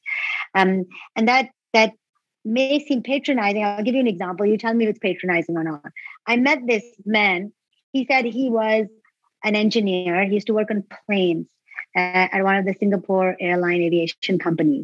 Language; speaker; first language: English; non-native, local second language; Urdu